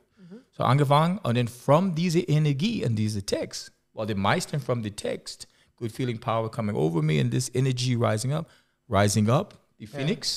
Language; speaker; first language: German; non-native, learner; English